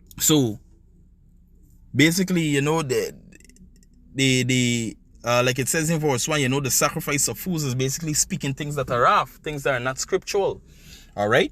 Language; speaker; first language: English; native; English